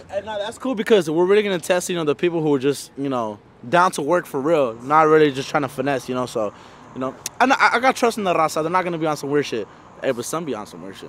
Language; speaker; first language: English; early bilingual, other home language; Spanish